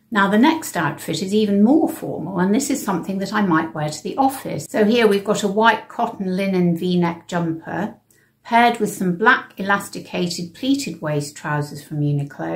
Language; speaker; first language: English; native; English